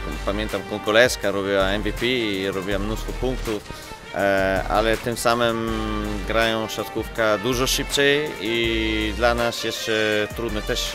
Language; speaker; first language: Polish; non-native, fluent; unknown